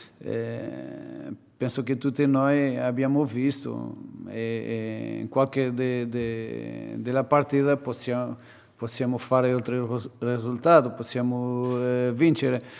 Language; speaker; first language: Italian; non-native, learner; Portuguese